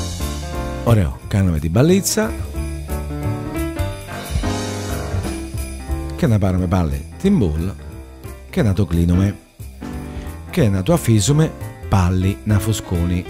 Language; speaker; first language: Greek; non-native, learner; Italian